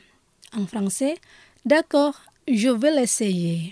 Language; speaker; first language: French; non-native, fluent; Indonesian